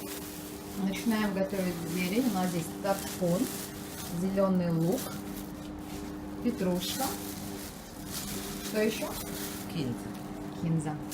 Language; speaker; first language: Russian; native; Russian